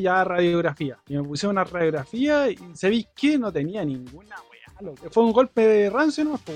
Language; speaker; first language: Spanish; native; Spanish